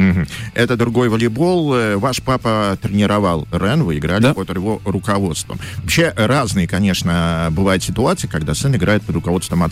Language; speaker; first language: Russian; native; Russian